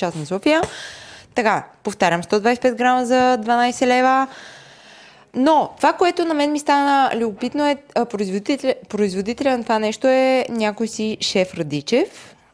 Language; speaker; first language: Bulgarian; native; Bulgarian